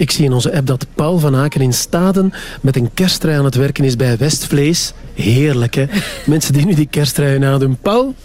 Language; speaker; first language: Dutch; native; Dutch